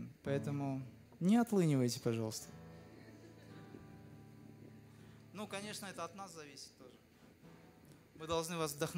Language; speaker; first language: Russian; native; Russian